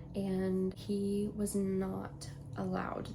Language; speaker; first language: English; native; English